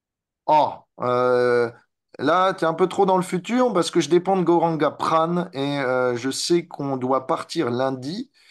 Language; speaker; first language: French; native; French